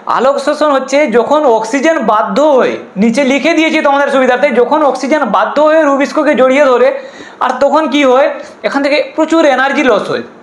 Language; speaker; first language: Bangla; non-native, local second language; Hindi